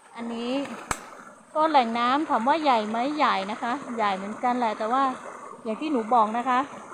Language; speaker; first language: Thai; non-native, local second language; Hmong